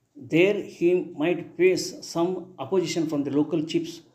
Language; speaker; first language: English; non-native, local second language; Kannada